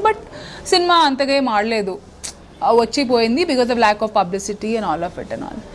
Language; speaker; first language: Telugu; non-native, local second language; Hindi